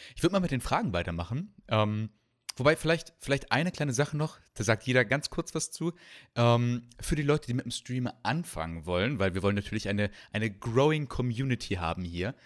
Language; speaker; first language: German; native; German